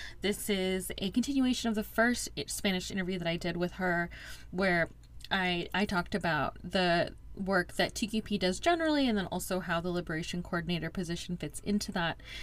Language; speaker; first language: English; early bilingual, other home language; Spanish